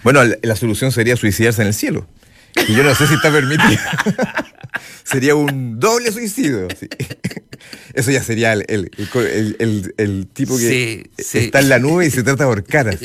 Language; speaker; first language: Spanish; native; Spanish